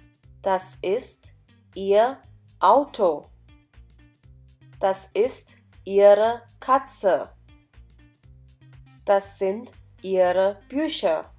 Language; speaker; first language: German; non-native, fluent; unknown